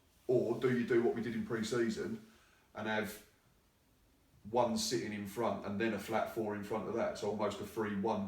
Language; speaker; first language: English; native; English